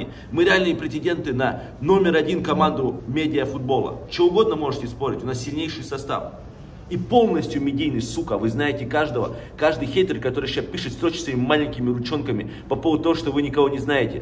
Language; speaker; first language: Russian; native; Russian